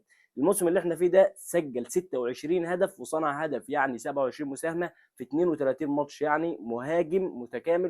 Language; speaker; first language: Arabic; native; Arabic